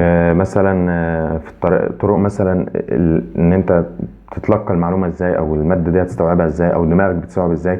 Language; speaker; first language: Arabic; native; Arabic